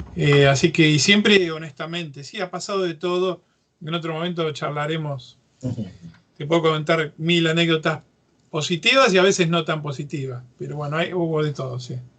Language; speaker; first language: Spanish; native; Spanish